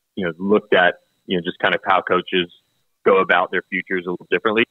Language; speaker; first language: English; native; English